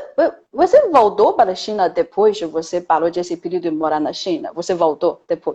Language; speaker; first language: Portuguese; non-native, fluent; Chinese